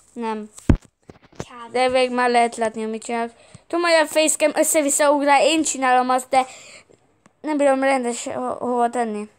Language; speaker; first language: Hungarian; early bilingual, heritage; Hungarian